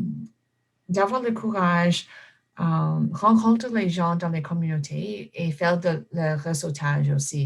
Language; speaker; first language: French; non-native, fluent; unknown